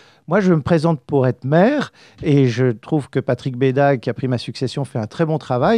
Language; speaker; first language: French; native; French